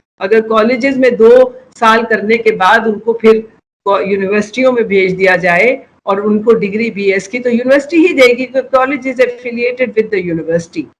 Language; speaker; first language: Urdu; native; Urdu